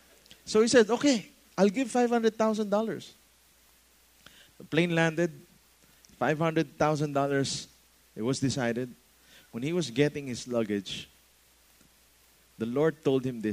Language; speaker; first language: English; non-native, local second language; Filipino